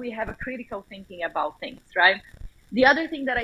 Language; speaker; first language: English; non-native, fluent; Portuguese